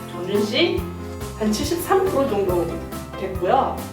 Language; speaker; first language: Korean; non-native, fluent; Chinese